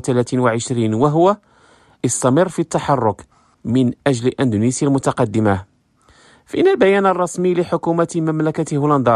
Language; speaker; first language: Arabic; non-native, fluent; Indonesian